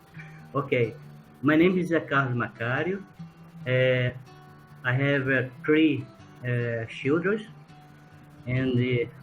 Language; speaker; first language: English; non-native, learner; Portuguese